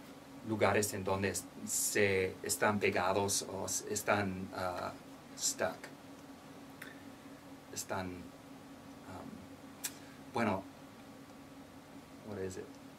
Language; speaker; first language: Spanish; non-native, learner; English